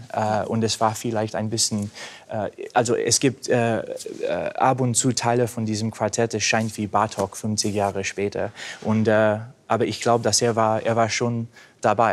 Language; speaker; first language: German; non-native, fluent; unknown